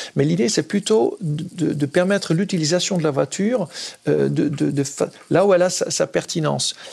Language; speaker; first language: French; non-native, fluent; Dutch